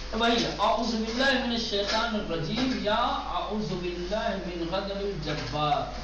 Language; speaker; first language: Urdu; native; Urdu